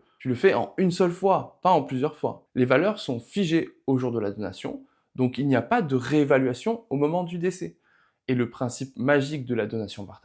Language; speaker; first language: French; native; French